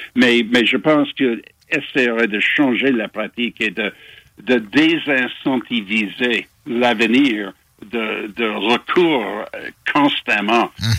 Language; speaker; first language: French; non-native, local second language; English